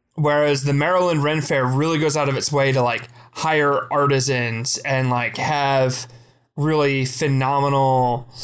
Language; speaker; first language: English; native; English